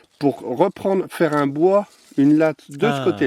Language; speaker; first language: French; native; French